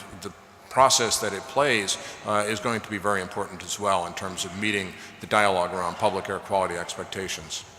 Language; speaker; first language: English; native; English